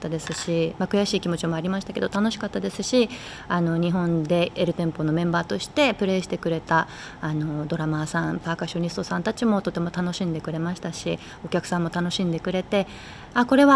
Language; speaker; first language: Japanese; native; Japanese